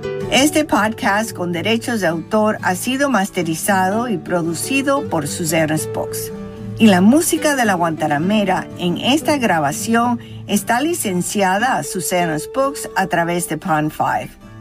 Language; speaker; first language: Spanish; early bilingual, heritage; Spanish